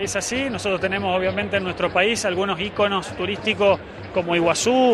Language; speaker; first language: Spanish; native; Spanish